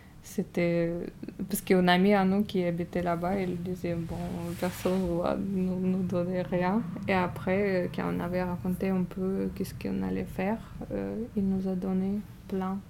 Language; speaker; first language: French; non-native, fluent; Russian